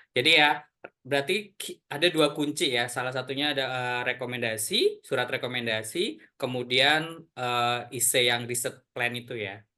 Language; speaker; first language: Indonesian; native; Indonesian